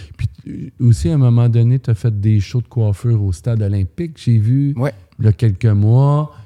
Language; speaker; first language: French; native; French